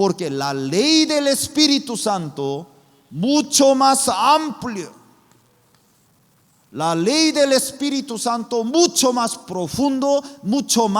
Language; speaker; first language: Spanish; non-native, fluent; Korean